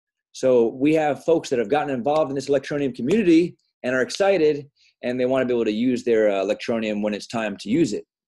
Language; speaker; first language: English; native; English